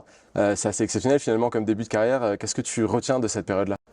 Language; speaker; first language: French; native; French